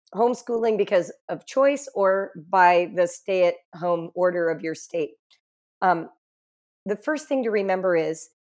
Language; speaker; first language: English; native; English